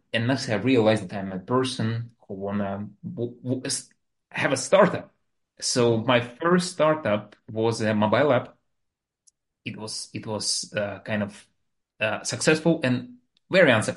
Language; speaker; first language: English; non-native, fluent; Russian